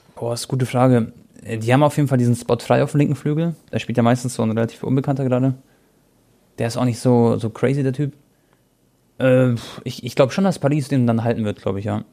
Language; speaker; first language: German; early bilingual, other home language; Croatian